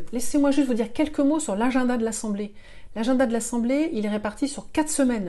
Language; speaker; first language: French; native; French